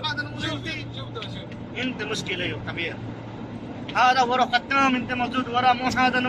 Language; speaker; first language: Arabic; non-native, learner; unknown